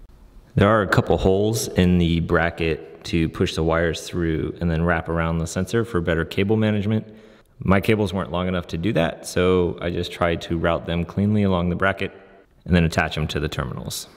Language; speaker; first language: English; native; English